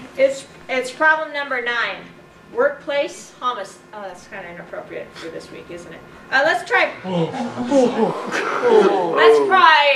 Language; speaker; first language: English; native; English